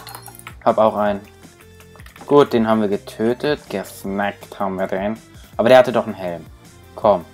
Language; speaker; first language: German; native; German